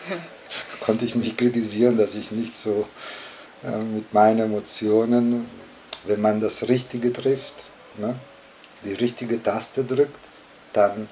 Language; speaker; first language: German; non-native, fluent; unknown